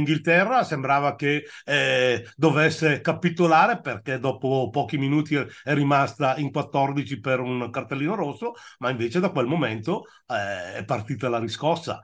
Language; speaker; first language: Italian; native; Italian